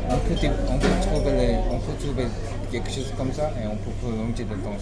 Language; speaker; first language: French; non-native, learner; Korean